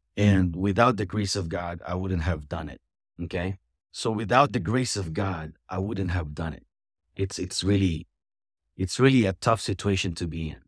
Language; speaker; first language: English; non-native, local second language; Filipino